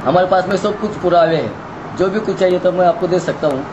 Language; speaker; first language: Hindi; non-native, local second language; Marathi